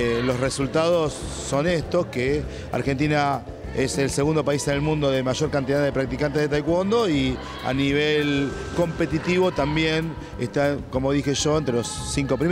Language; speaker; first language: Spanish; native; Spanish